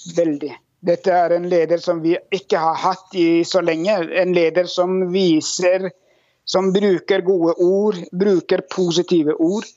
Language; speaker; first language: Norwegian; non-native, fluent; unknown